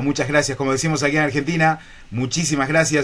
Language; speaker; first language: Spanish; native; Spanish